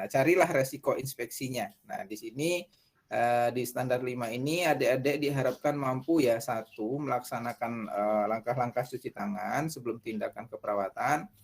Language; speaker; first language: Indonesian; native; Indonesian